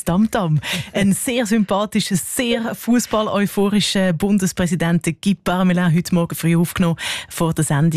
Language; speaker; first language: German; native; German